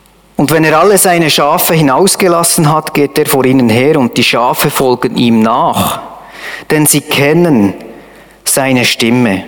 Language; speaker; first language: German; native; German